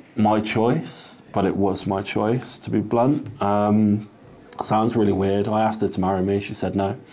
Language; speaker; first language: English; native; English